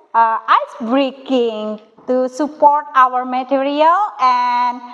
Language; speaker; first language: English; non-native, learner; Indonesian